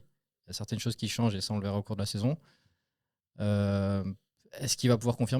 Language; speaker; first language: French; native; French